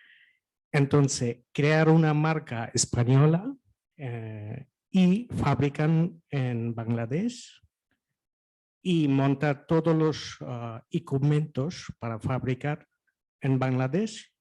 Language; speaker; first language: Spanish; non-native, learner; Bangla